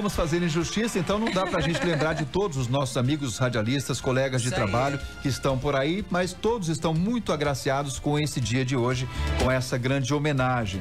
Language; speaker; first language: Portuguese; native; Portuguese